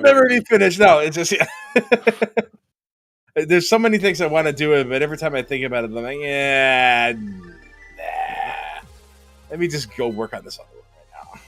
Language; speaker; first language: English; native; English